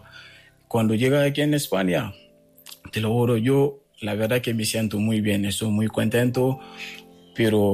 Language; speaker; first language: Spanish; non-native, fluent; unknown